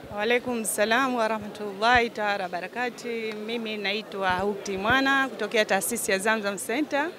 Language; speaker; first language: Swahili; native; Swahili